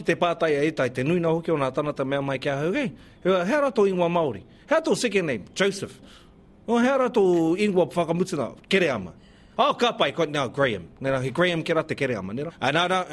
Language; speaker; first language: English; native; English